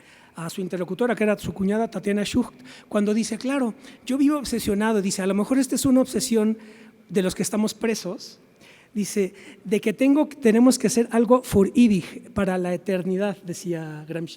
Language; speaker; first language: Spanish; native; Spanish